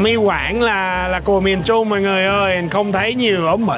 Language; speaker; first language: Vietnamese; non-native, fluent; English